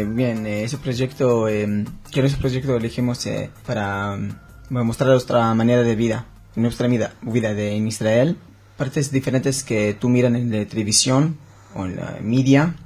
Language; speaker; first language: Spanish; non-native, learner; Hebrew